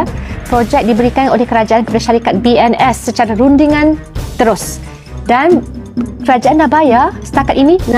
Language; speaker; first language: Malay; native; Malay